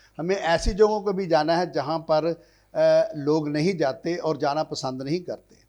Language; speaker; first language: Urdu; non-native, local second language; Punjabi